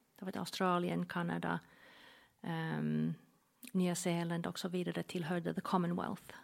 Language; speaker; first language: Swedish; non-native, fluent; English